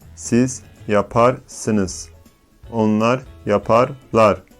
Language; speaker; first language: English; non-native, fluent; Turkish